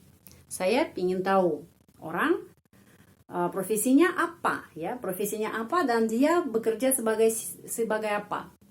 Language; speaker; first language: Indonesian; non-native, fluent; Russian